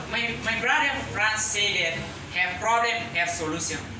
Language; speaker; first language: English; non-native, learner; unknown